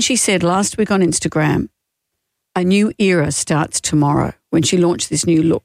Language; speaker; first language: English; native; English